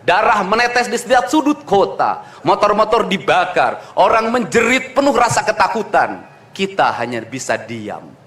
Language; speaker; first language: Indonesian; native; Indonesian